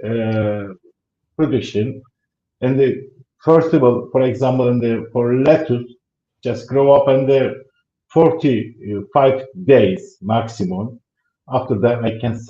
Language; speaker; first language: English; non-native, learner; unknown